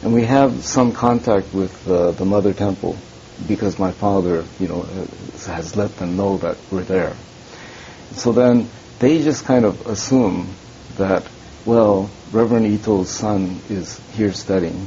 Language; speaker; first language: English; early bilingual, other home language; Japanese